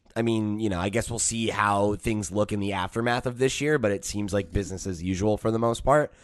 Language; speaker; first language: English; native; English